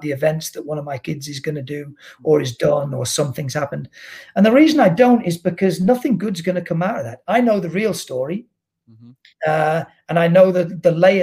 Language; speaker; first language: English; native; English